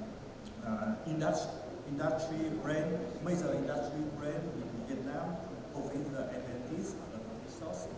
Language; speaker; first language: English; non-native, learner; Vietnamese